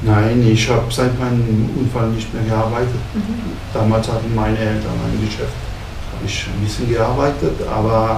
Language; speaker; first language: German; non-native, fluent; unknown